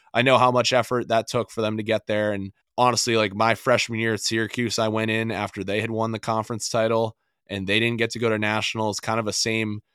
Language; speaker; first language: English; native; English